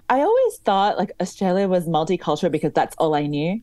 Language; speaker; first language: English; native; English